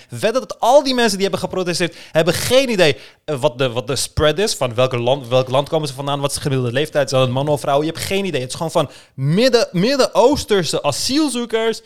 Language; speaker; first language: Dutch; early bilingual, other home language; Turkish